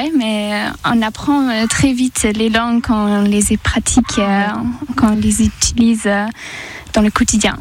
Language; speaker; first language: French; non-native, fluent; German